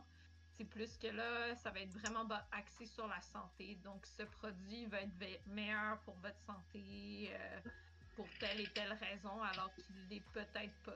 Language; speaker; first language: French; native; French